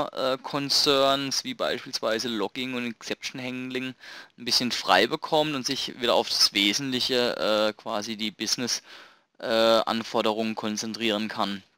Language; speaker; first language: German; native; German